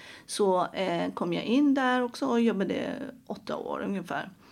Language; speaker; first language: Swedish; non-native, fluent; Persian